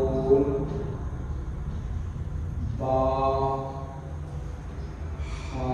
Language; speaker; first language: Vietnamese; non-native, learner; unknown